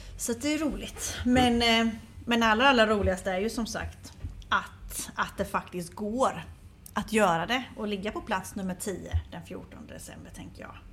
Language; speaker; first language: Swedish; native; Swedish